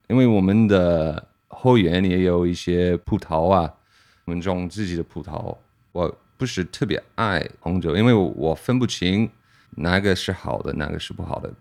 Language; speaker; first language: Chinese; non-native, fluent; English